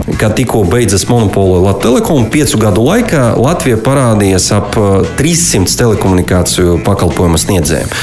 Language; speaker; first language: Latvian; non-native, local second language; Russian